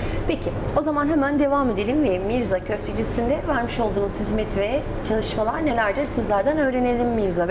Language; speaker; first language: Turkish; native; Turkish